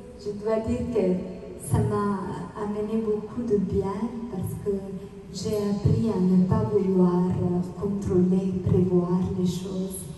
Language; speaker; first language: French; non-native, fluent; Italian